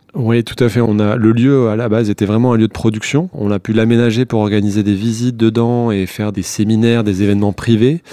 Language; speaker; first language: French; native; French